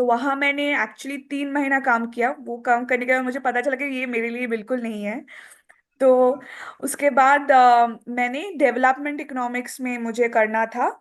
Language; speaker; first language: Hindi; non-native, local second language; Assamese